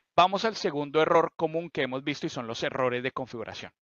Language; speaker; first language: Spanish; native; Spanish